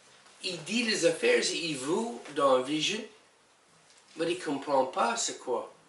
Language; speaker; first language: French; non-native, learner; English